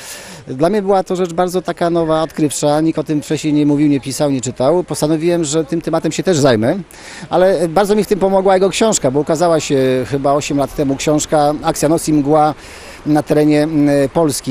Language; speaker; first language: Polish; native; Polish